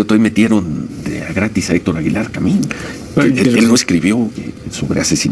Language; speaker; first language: Spanish; native; Spanish